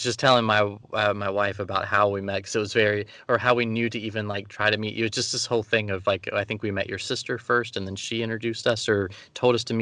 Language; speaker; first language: English; native; English